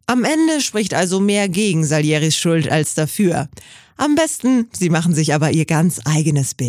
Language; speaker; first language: German; native; German